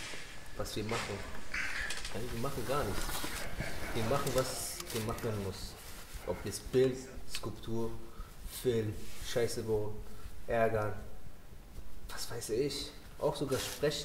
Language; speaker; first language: German; non-native, fluent; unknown